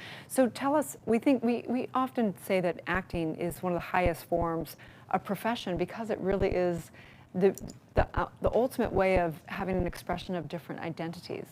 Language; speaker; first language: English; native; English